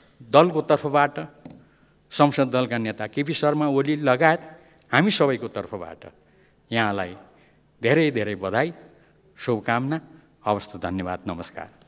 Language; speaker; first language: Nepali; non-native, local second language; Limbu